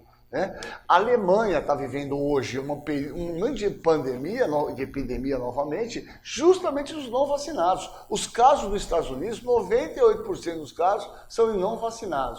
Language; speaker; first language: Portuguese; native; Portuguese